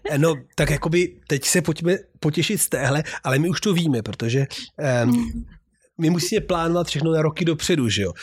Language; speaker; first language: Czech; non-native, fluent; Italian